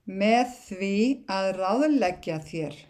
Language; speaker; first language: Icelandic; non-native, learner; Thai